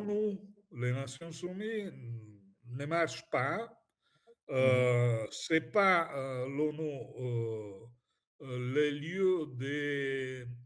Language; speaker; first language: French; non-native, fluent; Italian